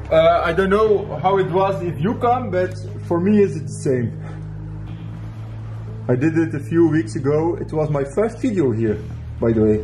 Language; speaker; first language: English; non-native, learner; Dutch